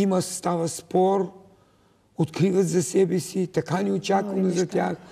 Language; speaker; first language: Bulgarian; early bilingual, heritage; Bulgarian